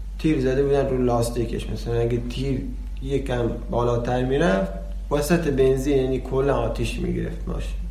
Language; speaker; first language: Persian; non-native, local second language; Baluchi